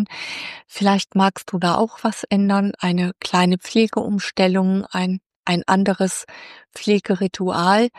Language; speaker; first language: German; native; German